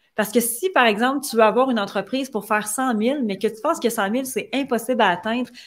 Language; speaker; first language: French; native; French